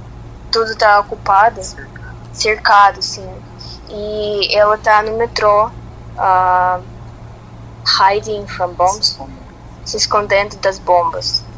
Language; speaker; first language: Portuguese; non-native, fluent; Russian